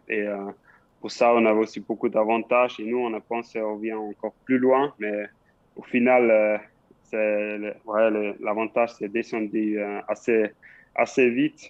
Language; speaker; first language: French; non-native, local second language; Swiss German